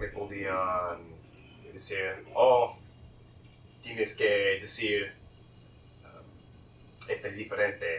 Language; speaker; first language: Spanish; non-native, learner; English